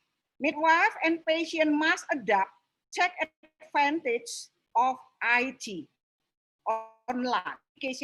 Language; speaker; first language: English; non-native, local second language; Indonesian